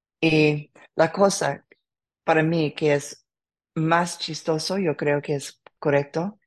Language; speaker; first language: Spanish; non-native, learner; English